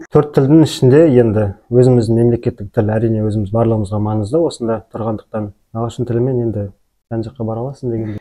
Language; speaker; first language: Kazakh; native; Kazakh